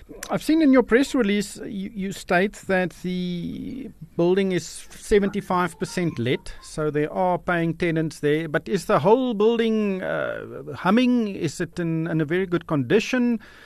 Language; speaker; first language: English; non-native, local second language; Afrikaans